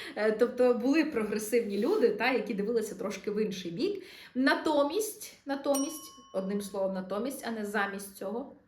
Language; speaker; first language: Ukrainian; non-native, local second language; Russian